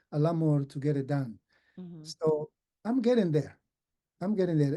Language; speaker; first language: English; non-native, fluent; Portuguese